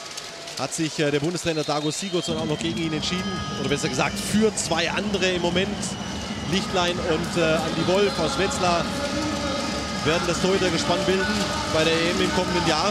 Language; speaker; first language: German; native; German